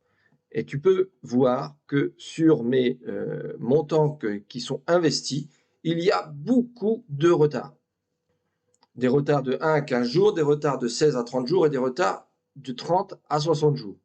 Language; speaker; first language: French; native; French